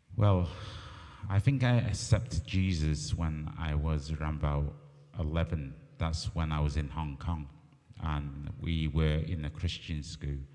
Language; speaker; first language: English; native; English